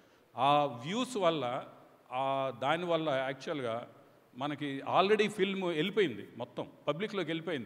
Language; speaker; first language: Telugu; native; Telugu